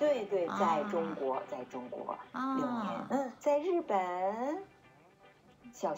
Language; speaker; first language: Chinese; non-native, fluent; Japanese